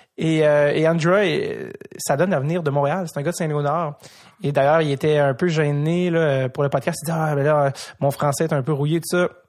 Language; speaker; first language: French; native; French